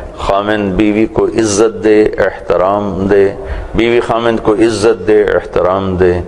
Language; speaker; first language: Urdu; non-native, local second language; Punjabi